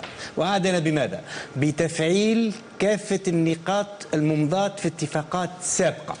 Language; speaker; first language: Arabic; native; Arabic